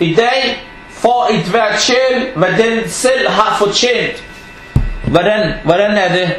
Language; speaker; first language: Danish; early bilingual, other home language; Arabic